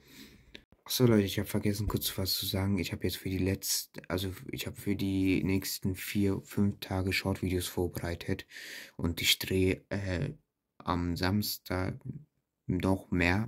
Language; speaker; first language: German; early bilingual, other home language; Turkish